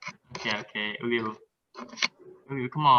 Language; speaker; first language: English; non-native, learner; Indonesian